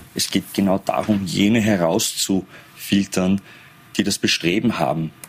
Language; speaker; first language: German; early bilingual, other home language; Persian